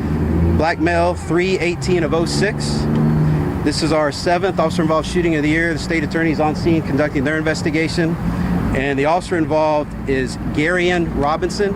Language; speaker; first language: English; native; English